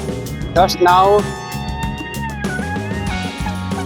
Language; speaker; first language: English; non-native, learner; Nepali